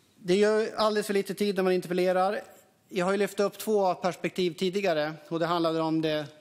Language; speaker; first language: Swedish; native; Swedish